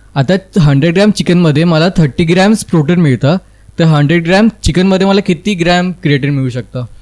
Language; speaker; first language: Marathi; native; Marathi